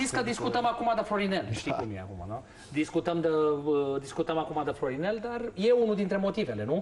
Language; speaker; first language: Romanian; native; Romanian